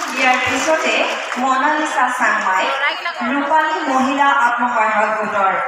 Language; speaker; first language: Assamese; native; Assamese